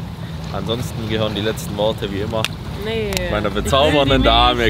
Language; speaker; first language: German; native; German